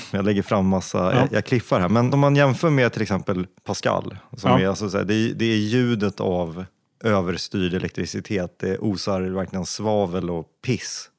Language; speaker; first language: Swedish; native; Swedish